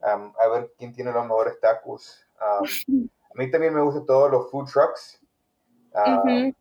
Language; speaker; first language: Spanish; early bilingual, heritage; Spanish